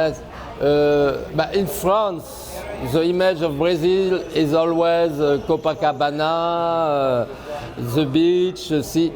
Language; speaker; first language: English; non-native, fluent; French